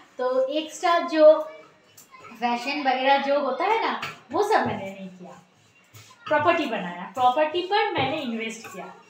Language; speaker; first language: Hindi; non-native, local second language; Bangla